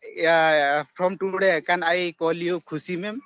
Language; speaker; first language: English; non-native, learner; Odia